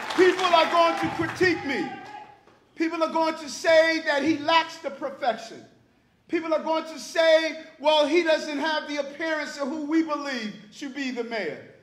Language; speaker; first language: English; native; English